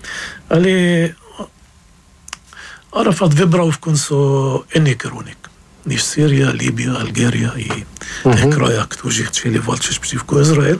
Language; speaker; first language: Polish; non-native, fluent; Arabic